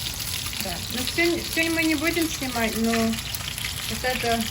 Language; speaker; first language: Russian; early bilingual, other home language; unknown